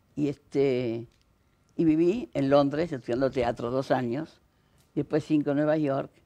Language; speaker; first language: Spanish; native; Spanish